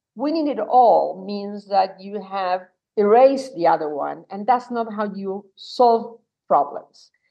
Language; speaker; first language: English; non-native, fluent; Spanish